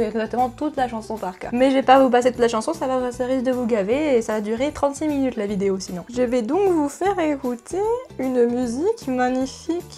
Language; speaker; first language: French; native; French